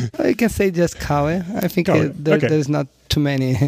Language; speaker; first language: English; non-native, learner; Portuguese